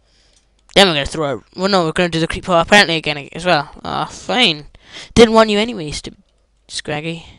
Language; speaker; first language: English; native; English